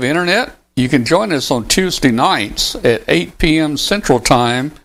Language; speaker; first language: English; native; English